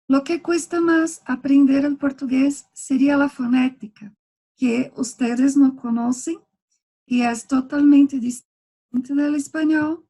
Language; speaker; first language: Spanish; non-native, fluent; Portuguese